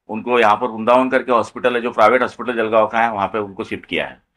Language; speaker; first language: Hindi; non-native, local second language; Marathi